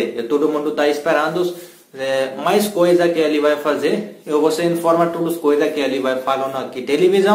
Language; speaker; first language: Portuguese; non-native, learner; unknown